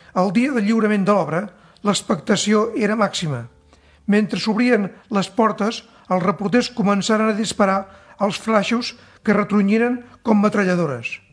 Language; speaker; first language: Catalan; native; Catalan